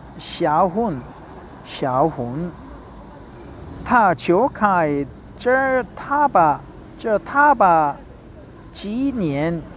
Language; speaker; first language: Chinese; non-native, learner; Korean